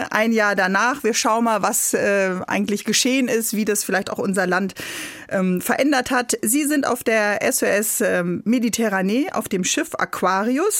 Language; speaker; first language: German; native; German